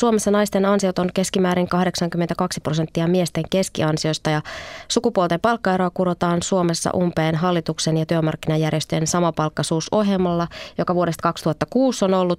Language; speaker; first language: Finnish; native; Finnish